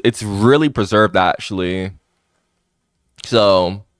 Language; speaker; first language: English; native; English